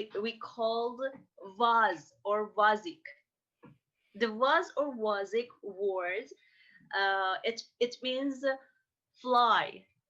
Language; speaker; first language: English; non-native, learner; Persian